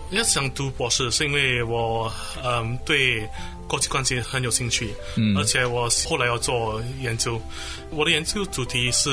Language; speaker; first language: Chinese; non-native, local second language; English